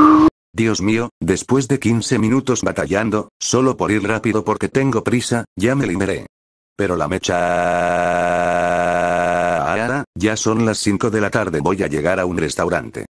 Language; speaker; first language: Spanish; native; Spanish